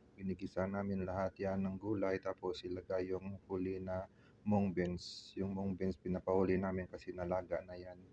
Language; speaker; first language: Filipino; non-native, local second language; Hiligaynon